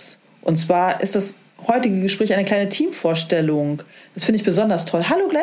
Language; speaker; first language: German; native; German